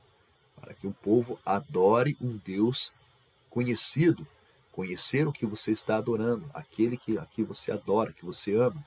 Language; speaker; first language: Portuguese; native; Portuguese